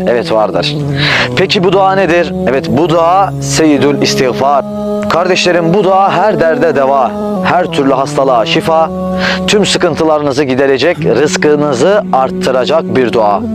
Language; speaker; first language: Turkish; native; Turkish